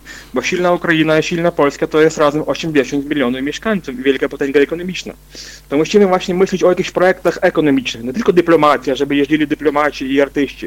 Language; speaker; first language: Polish; non-native, fluent; Ukrainian